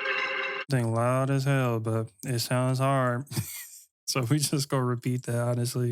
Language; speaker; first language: English; native; English